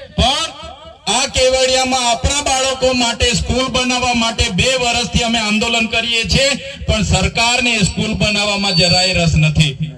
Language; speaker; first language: Gujarati; non-native, local second language; Bhili